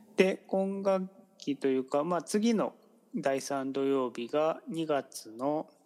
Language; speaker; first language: Japanese; native; Japanese